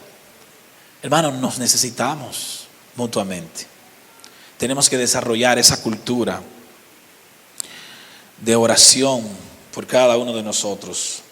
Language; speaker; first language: Spanish; native; Spanish